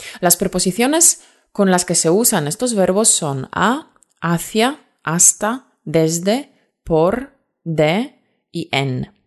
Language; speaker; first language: Spanish; non-native, fluent; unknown